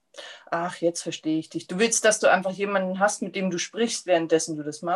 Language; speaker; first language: German; native; German